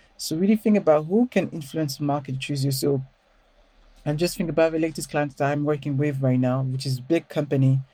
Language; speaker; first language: English; non-native, fluent; French